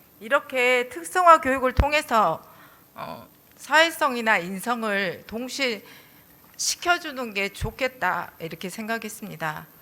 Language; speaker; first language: Korean; native; Korean